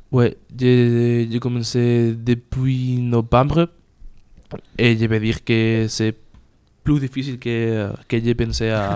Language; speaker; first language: French; non-native, learner; Spanish